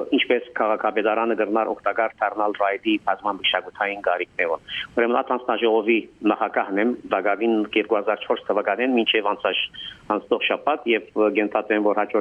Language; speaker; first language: Armenian; early bilingual, heritage; Armenian